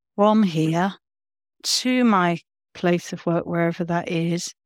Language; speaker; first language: English; native; English